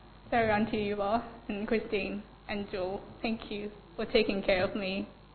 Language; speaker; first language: English; non-native, fluent; Chinese